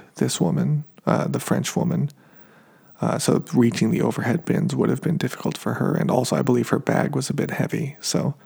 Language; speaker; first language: English; native; English